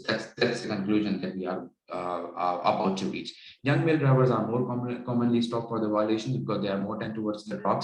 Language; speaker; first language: English; non-native, local second language; Urdu